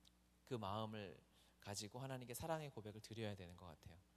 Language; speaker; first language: Korean; native; Korean